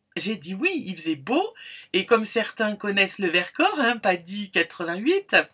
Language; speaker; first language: French; native; French